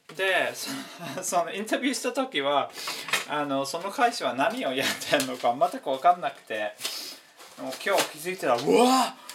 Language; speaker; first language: Japanese; non-native, learner; English